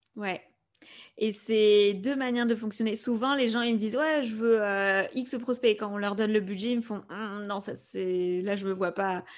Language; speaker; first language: French; non-native, fluent; Spanish